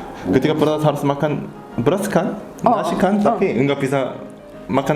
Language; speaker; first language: Indonesian; non-native, learner; Korean